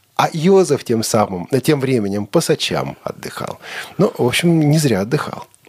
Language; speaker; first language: Russian; native; Russian